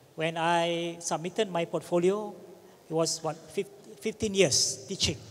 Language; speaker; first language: English; non-native, local second language; Malay